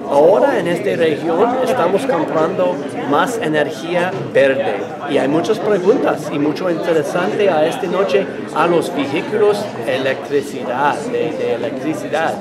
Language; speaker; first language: Spanish; non-native, learner; English